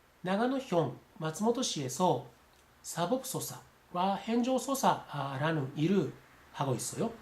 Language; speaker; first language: Korean; non-native, learner; Japanese